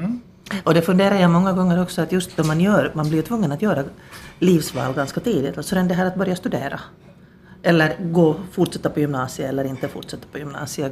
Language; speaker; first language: Swedish; native; Swedish